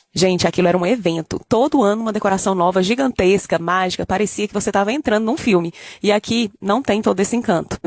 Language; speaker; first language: Portuguese; native; Portuguese